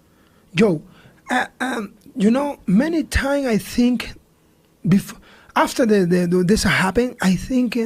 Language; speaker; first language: English; non-native, learner; Spanish